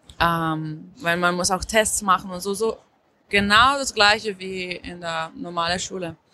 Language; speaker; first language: German; non-native, fluent; Slovenian